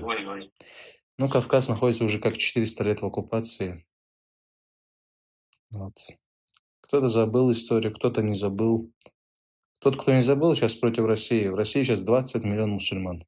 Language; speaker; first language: Russian; non-native, local second language; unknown